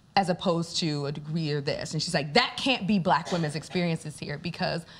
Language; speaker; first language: English; native; English